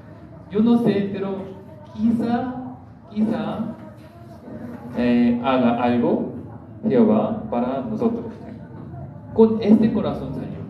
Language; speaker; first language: Spanish; non-native, learner; Korean